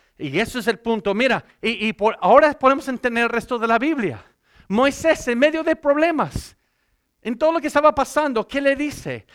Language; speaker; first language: Spanish; non-native, fluent; English